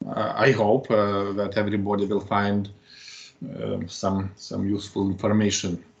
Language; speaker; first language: English; non-native, fluent; Lithuanian